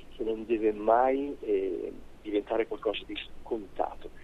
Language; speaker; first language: Italian; native; Italian